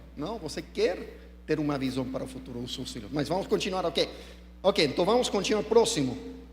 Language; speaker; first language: Portuguese; non-native, fluent; English